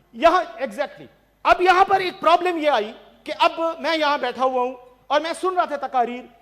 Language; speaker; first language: Urdu; non-native, local second language; Pashto